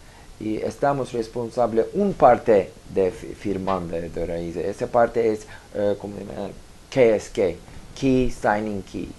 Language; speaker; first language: Spanish; non-native, learner; Turkish